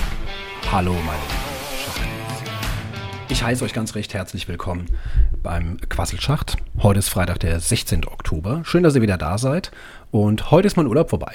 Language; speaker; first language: German; native; German